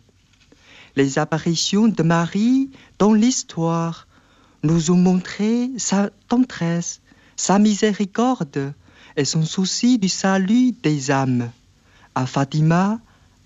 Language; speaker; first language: French; non-native, fluent; Chinese